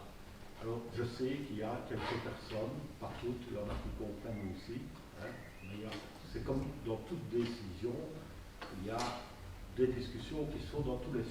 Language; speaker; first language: French; native; French